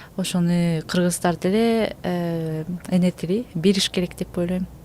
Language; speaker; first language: Kyrgyz; non-native, learner; Japanese